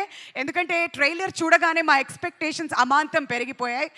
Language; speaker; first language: Telugu; native; Telugu